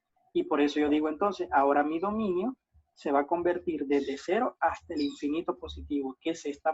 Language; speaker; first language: Spanish; native; Spanish